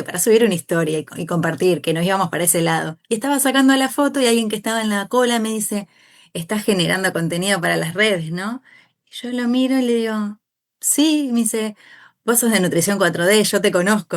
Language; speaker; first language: Spanish; native; Spanish